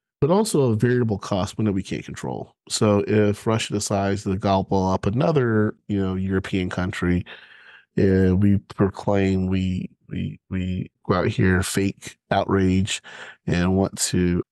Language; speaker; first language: English; native; English